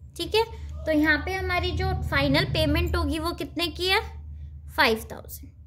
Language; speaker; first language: Hindi; native; Hindi